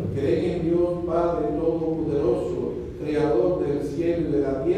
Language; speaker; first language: Spanish; native; Spanish